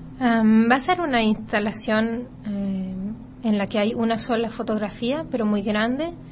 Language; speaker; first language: Spanish; early bilingual, heritage; Spanish